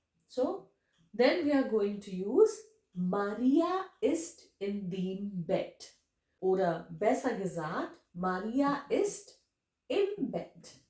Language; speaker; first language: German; non-native, fluent; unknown